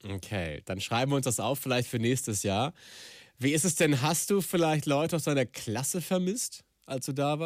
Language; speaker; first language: German; native; German